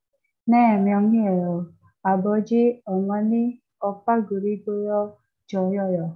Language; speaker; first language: Korean; non-native, learner; Indonesian